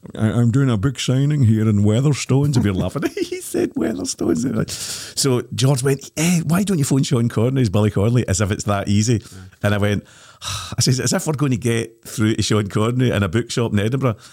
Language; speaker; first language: English; native; English